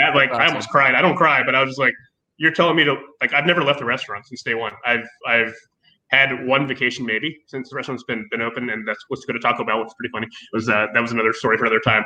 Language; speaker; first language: English; native; English